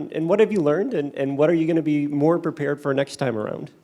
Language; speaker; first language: English; native; English